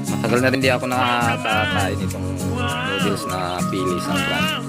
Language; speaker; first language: Filipino; non-native, local second language; Hiligaynon